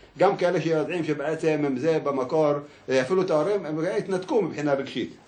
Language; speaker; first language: Hebrew; early bilingual, other home language; Arabic